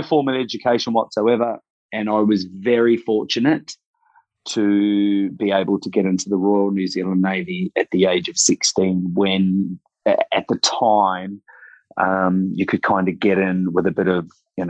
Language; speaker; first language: English; native; English